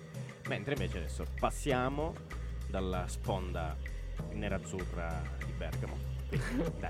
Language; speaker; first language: Italian; native; Italian